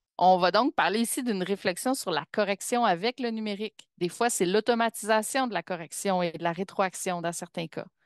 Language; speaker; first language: French; native; French